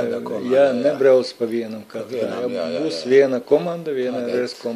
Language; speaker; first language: Latvian; non-native, local second language; Russian